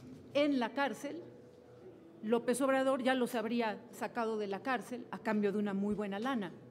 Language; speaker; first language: Spanish; native; Spanish